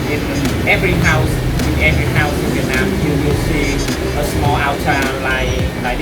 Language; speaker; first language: English; non-native, fluent; Vietnamese